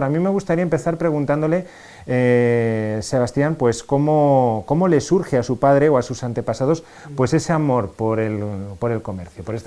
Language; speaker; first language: Spanish; native; Spanish